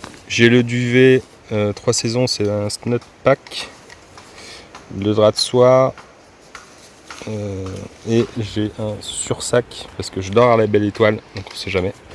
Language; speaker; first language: French; native; French